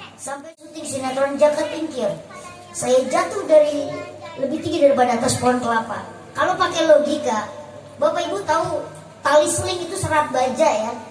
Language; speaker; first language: Indonesian; native; Indonesian